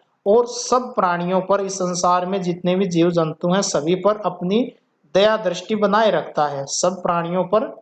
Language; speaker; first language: Hindi; native; Hindi